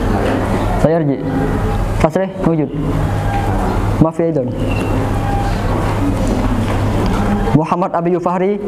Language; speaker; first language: Arabic; non-native, learner; Indonesian